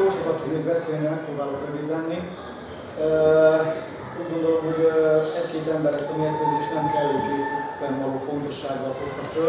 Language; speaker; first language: Hungarian; native; Hungarian